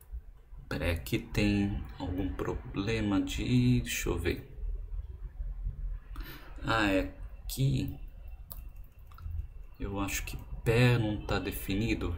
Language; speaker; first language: Portuguese; native; Portuguese